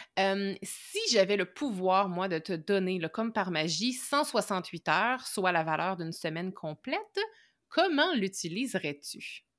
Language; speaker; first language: French; native; French